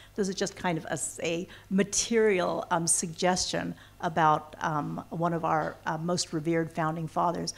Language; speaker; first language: English; native; English